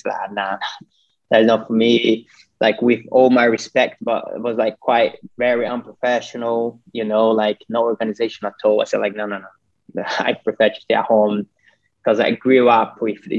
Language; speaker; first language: English; non-native, fluent; Portuguese